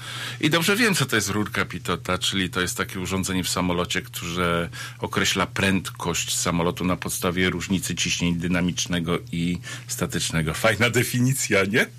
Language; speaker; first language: Polish; native; Polish